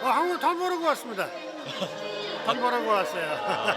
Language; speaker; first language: Korean; non-native, learner; Mongolian